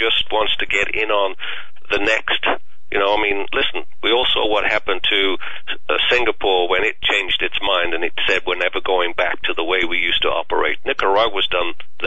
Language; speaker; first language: English; native; English